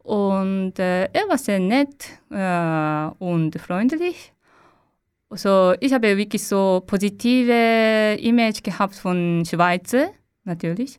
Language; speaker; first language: German; non-native, learner; Japanese